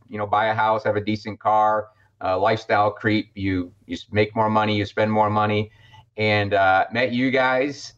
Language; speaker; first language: English; native; English